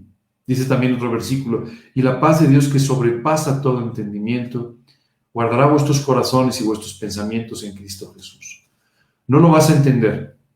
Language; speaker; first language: Spanish; native; Spanish